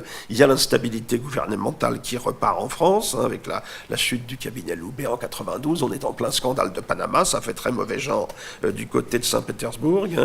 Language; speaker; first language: French; native; French